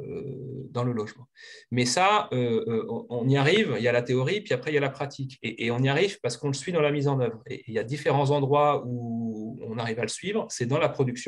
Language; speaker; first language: French; native; French